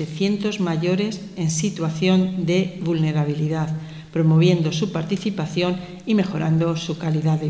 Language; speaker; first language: Spanish; native; Spanish